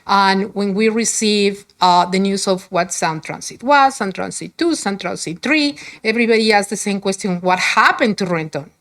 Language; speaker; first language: English; non-native, fluent; Spanish